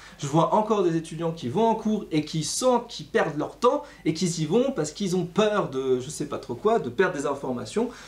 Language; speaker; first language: French; native; French